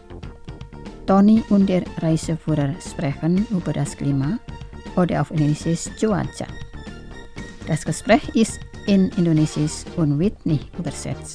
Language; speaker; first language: German; non-native, fluent; Indonesian